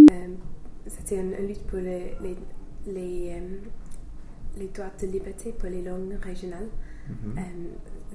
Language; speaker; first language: French; non-native, fluent; English